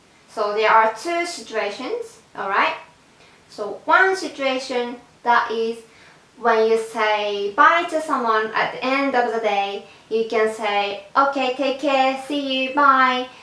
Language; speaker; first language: English; non-native, fluent; Japanese